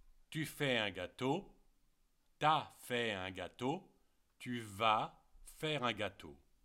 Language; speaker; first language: French; native; French